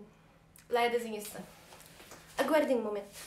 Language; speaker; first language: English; non-native, learner; Portuguese